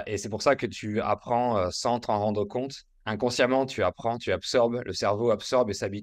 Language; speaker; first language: French; native; French